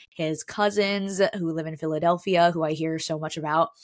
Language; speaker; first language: English; native; English